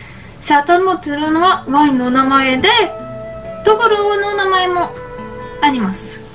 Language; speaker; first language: Japanese; non-native, learner; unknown